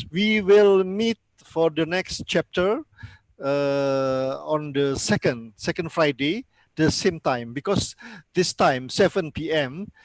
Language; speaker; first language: English; non-native, learner; Indonesian